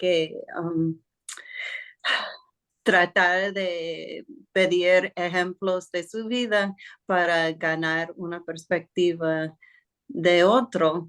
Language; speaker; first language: Spanish; non-native, fluent; English